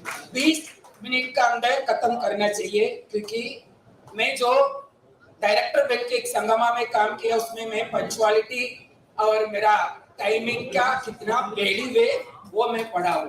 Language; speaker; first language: Hindi; non-native, local second language; Tamil